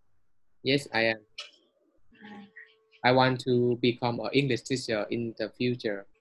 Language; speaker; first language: English; non-native, learner; Vietnamese